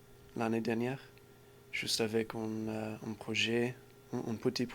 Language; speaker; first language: French; non-native, learner; English